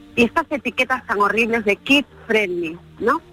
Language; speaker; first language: Spanish; native; Spanish